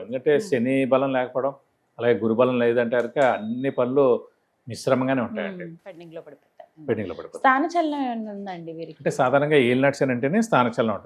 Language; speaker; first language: Telugu; native; Telugu